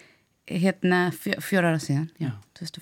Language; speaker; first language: Icelandic; non-native, learner; Spanish